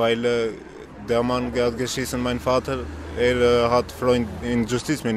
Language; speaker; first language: German; non-native, learner; Albanian